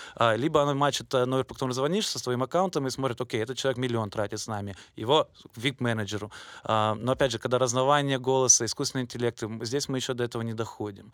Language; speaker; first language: Russian; native; Russian